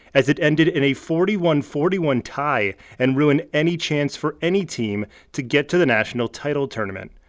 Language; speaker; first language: English; native; English